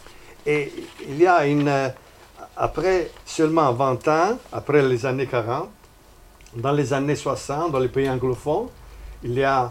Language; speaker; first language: French; non-native, fluent; Italian